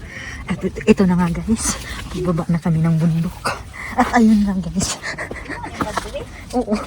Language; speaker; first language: Filipino; non-native, local second language; Cebuano